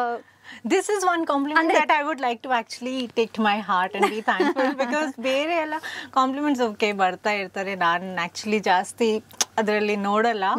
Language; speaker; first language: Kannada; non-native, learner; Punjabi